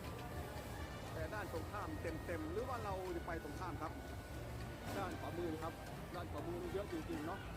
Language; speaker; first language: Thai; native; Thai